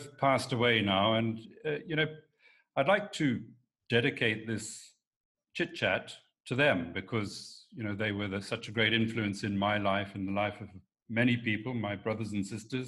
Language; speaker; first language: English; native; English